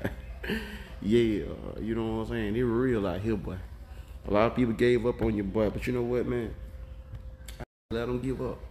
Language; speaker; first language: English; native; English